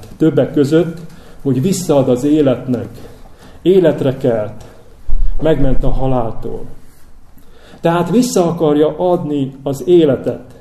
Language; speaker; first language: Hungarian; native; Hungarian